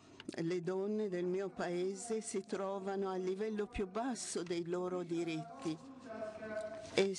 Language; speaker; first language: Italian; non-native, fluent; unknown